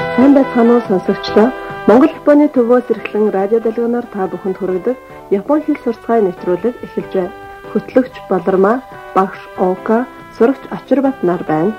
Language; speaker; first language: Mongolian; native; Mongolian